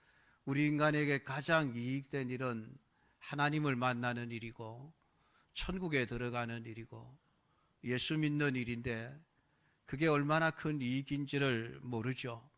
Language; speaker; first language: Korean; native; Korean